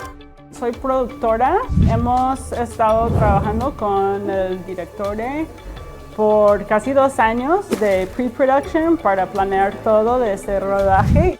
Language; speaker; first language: Spanish; early bilingual, heritage; Spanish